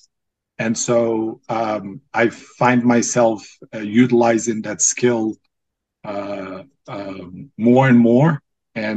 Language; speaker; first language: English; non-native, fluent; Arabic